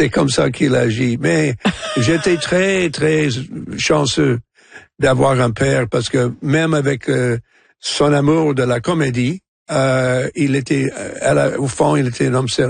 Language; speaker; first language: French; non-native, local second language; English